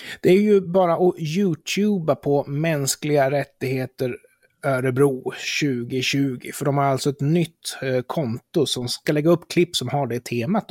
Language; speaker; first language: Swedish; native; Swedish